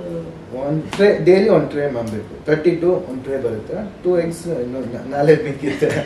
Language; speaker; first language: Kannada; early bilingual, heritage; Kannada